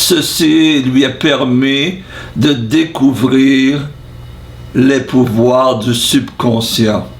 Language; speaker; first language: French; non-native, fluent; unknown